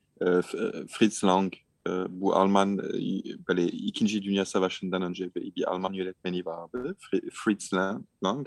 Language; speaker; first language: Turkish; non-native, fluent; French